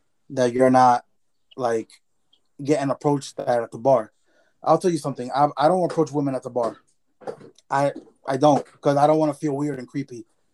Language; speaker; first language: English; early bilingual, other home language; Spanish